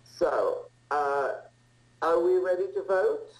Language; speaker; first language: English; early bilingual, other home language; Italian